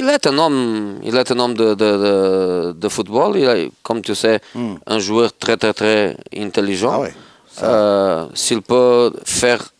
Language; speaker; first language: French; non-native, fluent; Portuguese